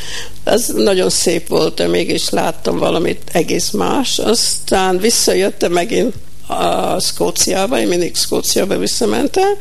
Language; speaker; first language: Hungarian; early bilingual, heritage; Hungarian